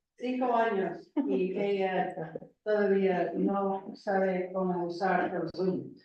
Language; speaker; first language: Spanish; non-native, fluent; English